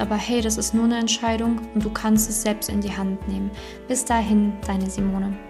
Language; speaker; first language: German; native; German